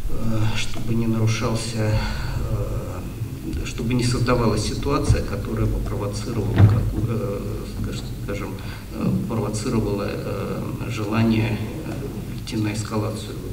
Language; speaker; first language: Russian; native; Russian